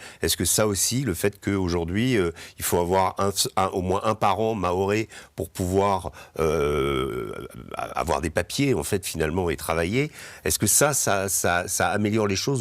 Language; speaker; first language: French; native; French